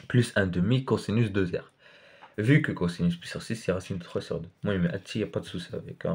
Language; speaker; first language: French; non-native, local second language; Arabic